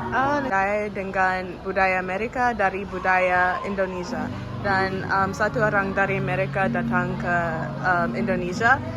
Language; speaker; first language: Indonesian; non-native, learner; English